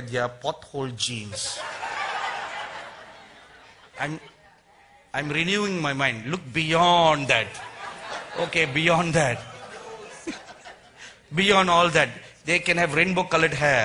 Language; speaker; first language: English; non-native, local second language; Tamil